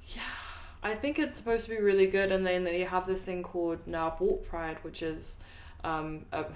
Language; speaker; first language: English; native; English